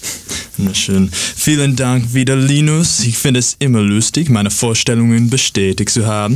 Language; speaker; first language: German; non-native, fluent; English